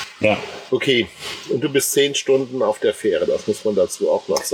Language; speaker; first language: German; native; German